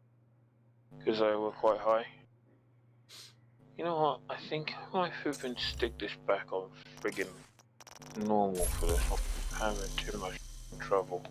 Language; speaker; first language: English; native; English